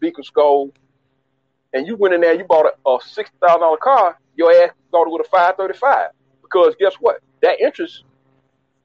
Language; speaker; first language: English; native; English